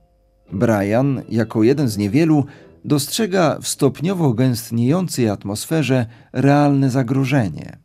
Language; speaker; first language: Polish; native; Polish